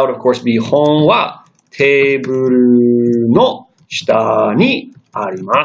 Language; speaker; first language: Japanese; non-native, fluent; English